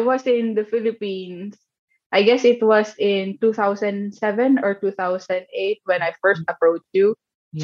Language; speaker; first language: English; non-native, local second language; Cebuano